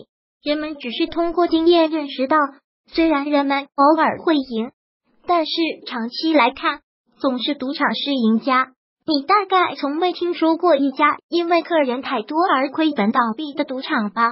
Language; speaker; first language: Chinese; native; Chinese